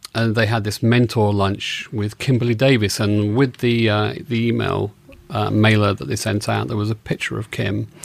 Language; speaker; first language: English; native; English